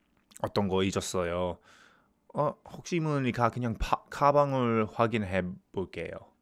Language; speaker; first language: Korean; non-native, learner; English